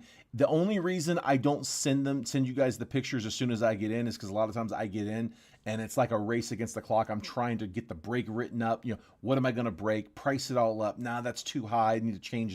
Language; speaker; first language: English; native; English